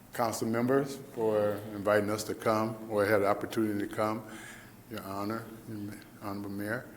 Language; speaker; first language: English; native; English